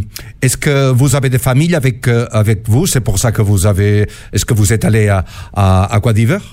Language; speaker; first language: French; non-native, learner; Catalan